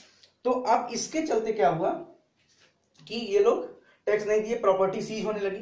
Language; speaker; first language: Hindi; native; Hindi